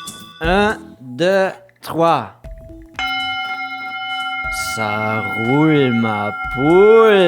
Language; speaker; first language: French; non-native, fluent; German